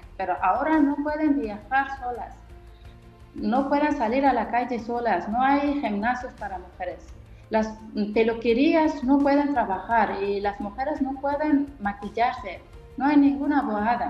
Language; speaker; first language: Spanish; non-native, fluent; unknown